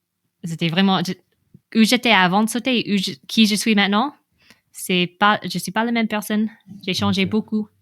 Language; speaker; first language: French; non-native, fluent; English